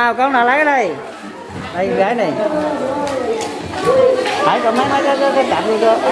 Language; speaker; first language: Vietnamese; native; Vietnamese